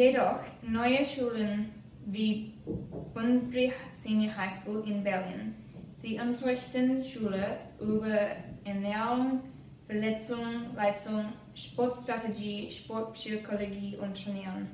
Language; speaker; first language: German; non-native, learner; English